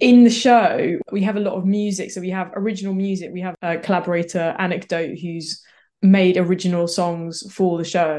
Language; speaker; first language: English; native; English